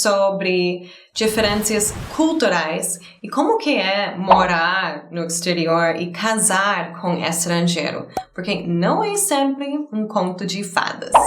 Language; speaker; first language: Portuguese; non-native, fluent; English